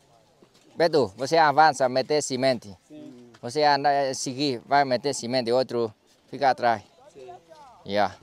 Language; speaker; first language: Portuguese; non-native, learner; Vietnamese